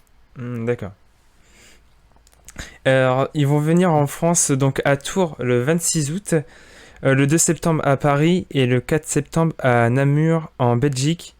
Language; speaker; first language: French; native; French